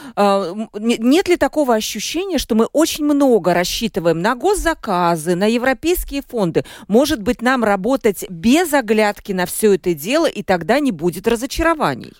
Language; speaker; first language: Russian; native; Russian